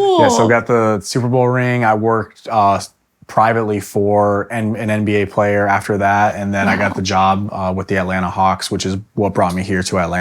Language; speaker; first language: English; native; English